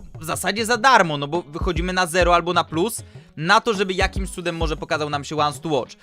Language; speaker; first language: Polish; native; Polish